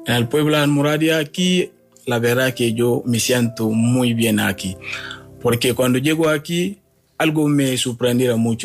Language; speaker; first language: Spanish; non-native, fluent; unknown